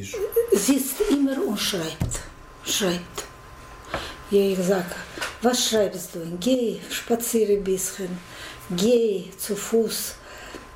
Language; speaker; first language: German; non-native, learner; Russian